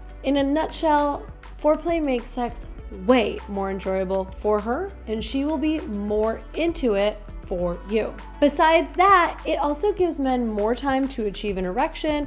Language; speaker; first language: English; native; English